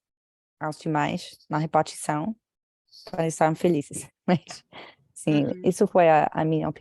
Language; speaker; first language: Portuguese; non-native, fluent; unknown